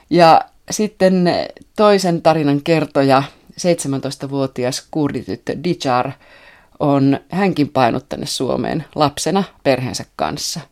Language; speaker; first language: Finnish; native; Finnish